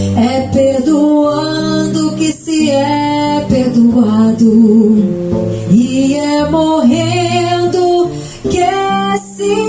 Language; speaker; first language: Portuguese; native; Portuguese